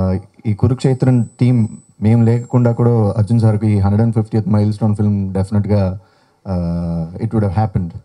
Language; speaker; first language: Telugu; non-native, fluent; Tamil